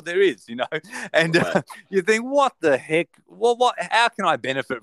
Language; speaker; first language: English; native; English